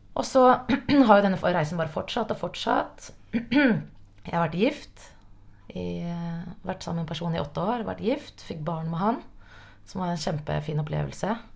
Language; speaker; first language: Norwegian; native; Norwegian